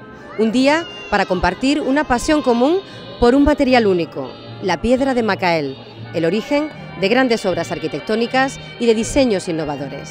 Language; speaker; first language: Spanish; native; Spanish